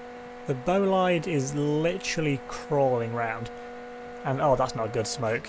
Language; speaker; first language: English; native; English